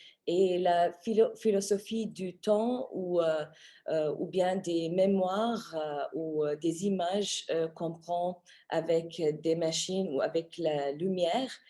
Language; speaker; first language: French; non-native, fluent; Arabic